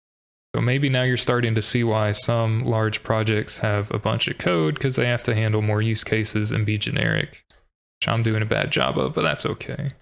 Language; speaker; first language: English; native; English